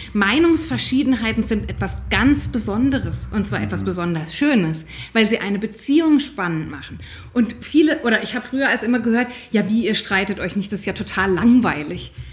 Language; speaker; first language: German; native; German